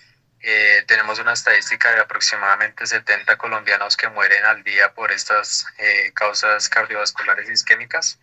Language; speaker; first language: Spanish; native; Spanish